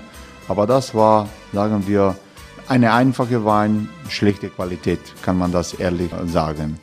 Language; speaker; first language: German; non-native, learner; Croatian